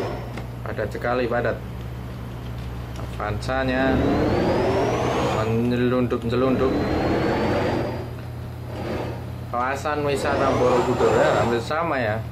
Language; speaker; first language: Indonesian; native; Indonesian